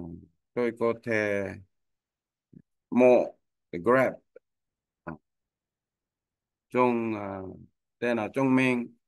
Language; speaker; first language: Vietnamese; non-native, learner; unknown